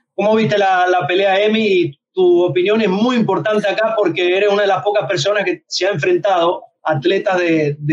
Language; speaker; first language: Spanish; native; Spanish